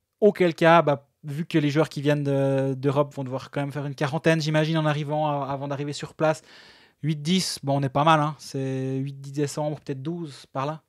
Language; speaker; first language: French; native; French